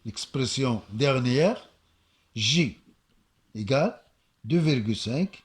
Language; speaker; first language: French; non-native, local second language; Arabic